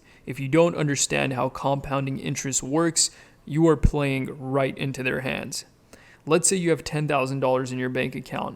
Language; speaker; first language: English; native; English